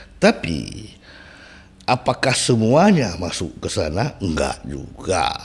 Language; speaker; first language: Indonesian; native; Indonesian